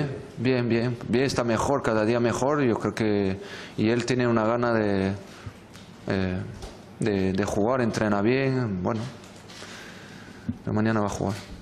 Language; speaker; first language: Spanish; non-native, fluent; French